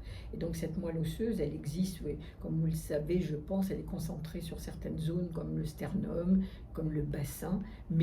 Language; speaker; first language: French; native; French